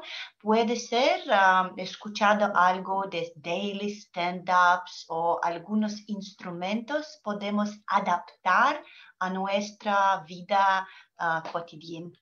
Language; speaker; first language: Spanish; non-native, learner; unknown